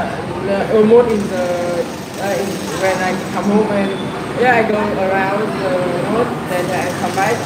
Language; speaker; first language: English; non-native, learner; Vietnamese